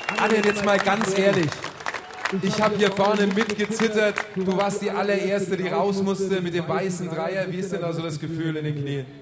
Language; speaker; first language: German; native; German